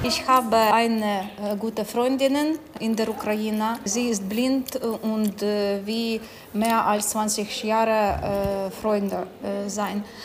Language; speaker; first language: German; non-native, learner; Ukrainian